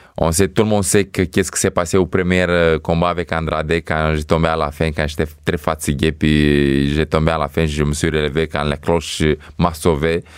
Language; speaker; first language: French; non-native, fluent; Romanian